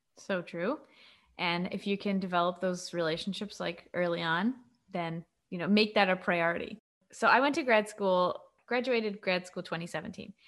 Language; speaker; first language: English; native; English